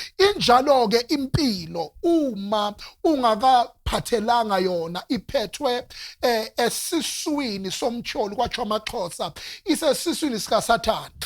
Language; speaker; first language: Zulu; non-native, local second language; Northern Sotho